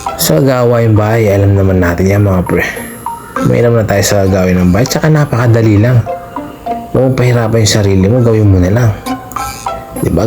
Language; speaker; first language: Filipino; non-native, local second language; Pampanga